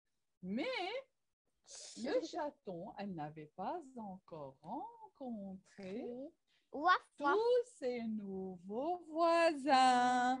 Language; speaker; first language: French; non-native, local second language; Arabic